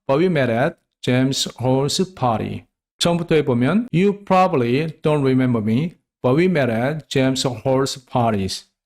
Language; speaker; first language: English; non-native, fluent; Korean